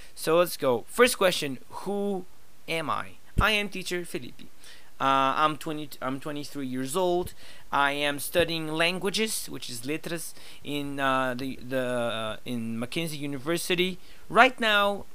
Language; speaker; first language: English; non-native, fluent; Portuguese